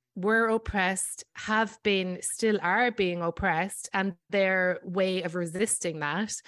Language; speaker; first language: English; native; English